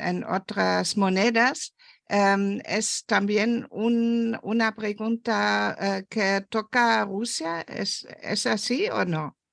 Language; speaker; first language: Spanish; non-native, fluent; German